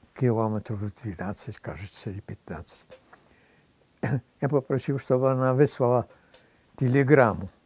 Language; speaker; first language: Russian; non-native, fluent; Polish